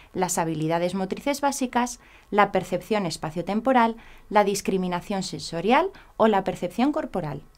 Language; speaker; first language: Spanish; native; Spanish